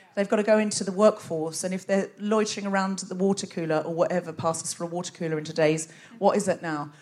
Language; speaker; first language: English; native; English